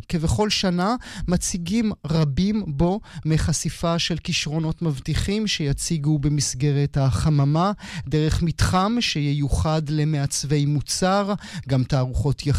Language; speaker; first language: Hebrew; native; Hebrew